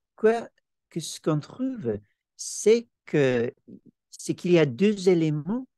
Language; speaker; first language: French; non-native, fluent; English